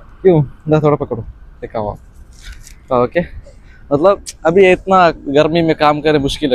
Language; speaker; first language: Hindi; non-native, local second language; Kannada